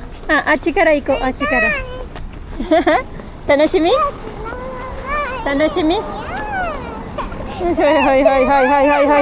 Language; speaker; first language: Japanese; non-native, fluent; Filipino